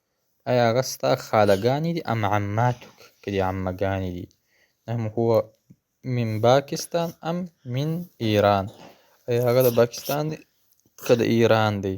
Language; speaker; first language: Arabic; non-native, fluent; Pashto